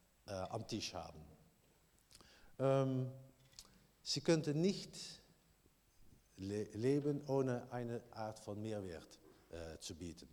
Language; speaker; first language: German; non-native, learner; Dutch